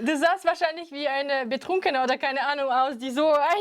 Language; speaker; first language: German; non-native, fluent; French